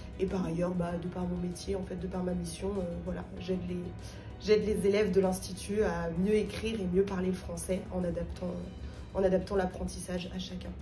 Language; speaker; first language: French; native; French